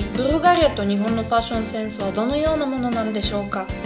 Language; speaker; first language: Japanese; non-native, fluent; Bulgarian